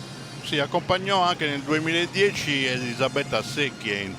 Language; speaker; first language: Italian; native; Italian